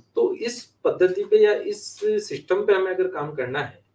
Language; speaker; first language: Hindi; native; Hindi